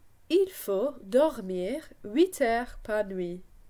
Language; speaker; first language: French; non-native, fluent; English